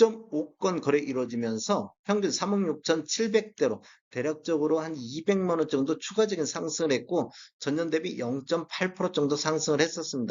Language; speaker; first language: Korean; native; Korean